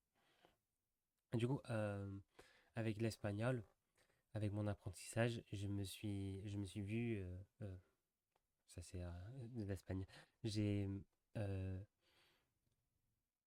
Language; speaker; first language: French; non-native, fluent; English